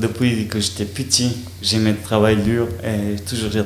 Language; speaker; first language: French; non-native, learner; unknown